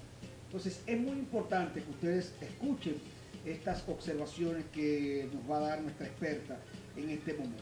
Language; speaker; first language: Spanish; native; Spanish